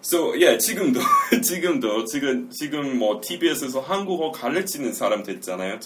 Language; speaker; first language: Korean; non-native, fluent; English